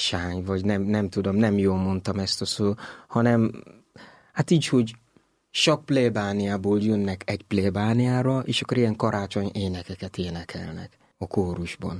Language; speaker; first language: Hungarian; non-native, learner; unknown